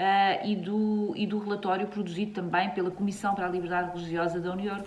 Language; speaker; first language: Portuguese; native; Portuguese